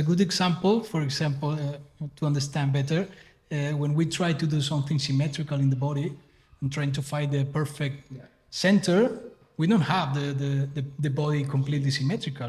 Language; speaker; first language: English; non-native, fluent; Spanish